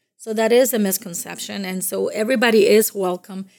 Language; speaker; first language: English; non-native, fluent; Spanish